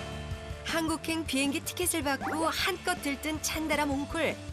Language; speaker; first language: Korean; native; Korean